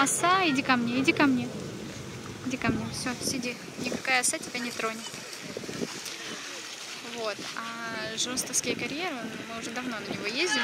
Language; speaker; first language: Russian; native; Russian